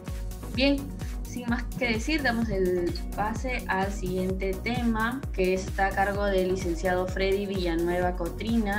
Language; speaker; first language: Spanish; native; Spanish